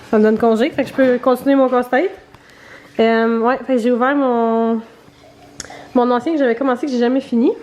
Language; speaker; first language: French; native; French